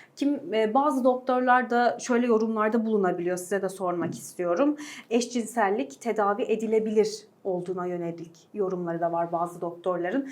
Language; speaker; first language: Turkish; native; Turkish